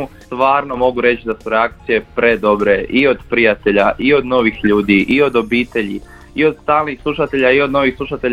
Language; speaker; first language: Croatian; native; Croatian